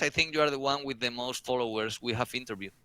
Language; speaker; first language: English; non-native, learner; Spanish